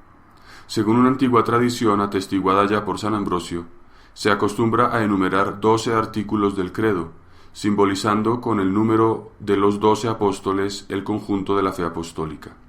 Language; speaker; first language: Spanish; native; Spanish